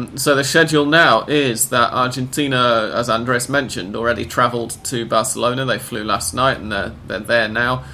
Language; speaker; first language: English; native; English